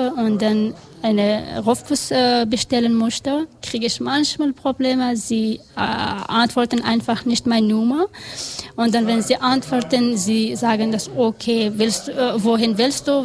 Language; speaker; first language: German; non-native, learner; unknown